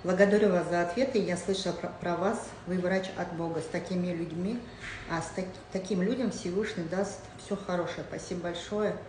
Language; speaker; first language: Russian; non-native, local second language; Kazakh